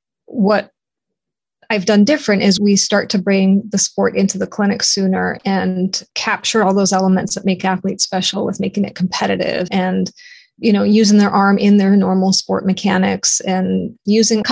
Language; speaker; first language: English; native; English